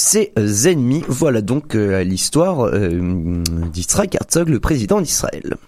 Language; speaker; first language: French; native; French